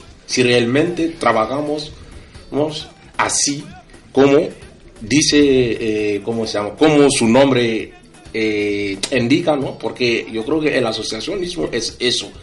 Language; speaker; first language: Spanish; non-native, fluent; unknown